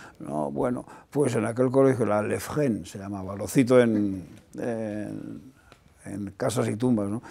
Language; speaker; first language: Spanish; non-native, local second language; Basque